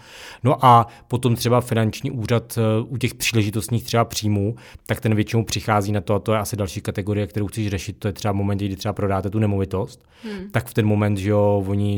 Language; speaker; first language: Czech; native; Czech